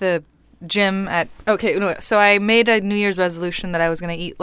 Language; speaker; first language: English; non-native, fluent; Spanish